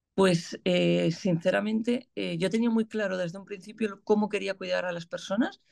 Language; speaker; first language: Spanish; native; Spanish